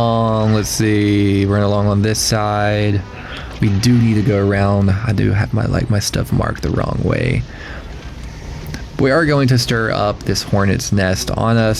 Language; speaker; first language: English; native; English